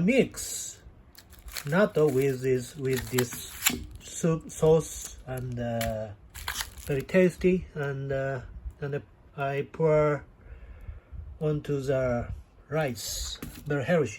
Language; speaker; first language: English; non-native, learner; Japanese